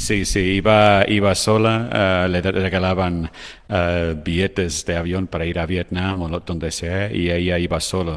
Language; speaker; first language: Spanish; non-native, fluent; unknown